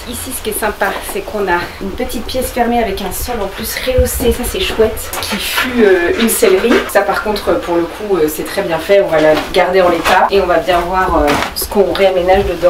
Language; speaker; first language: French; native; French